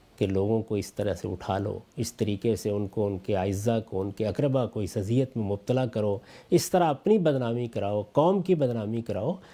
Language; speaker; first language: Urdu; non-native, local second language; Punjabi